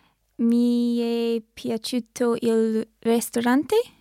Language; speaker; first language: Italian; non-native, learner; English